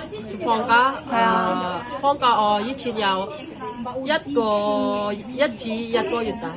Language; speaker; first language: Cantonese; non-native, learner; Indonesian